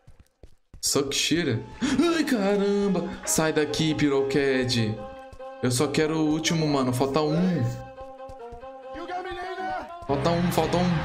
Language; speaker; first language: Portuguese; native; Portuguese